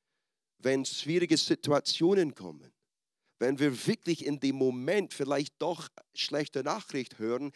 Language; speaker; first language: German; non-native, fluent; English